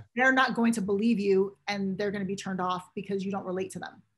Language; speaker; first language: English; native; English